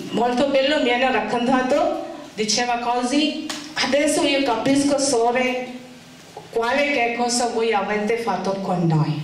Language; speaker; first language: Italian; non-native, learner; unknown